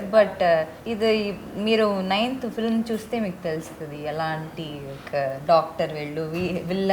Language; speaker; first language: Telugu; non-native, learner; Tamil